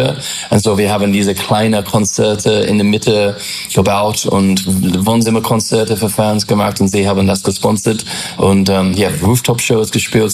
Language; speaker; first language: German; non-native, fluent; English